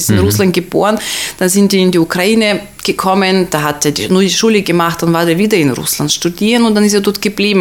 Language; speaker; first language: German; non-native, fluent; Russian